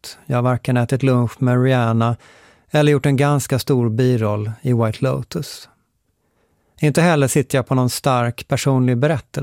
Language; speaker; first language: Swedish; native; Swedish